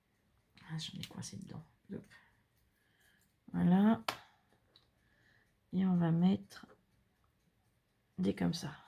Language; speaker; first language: French; native; French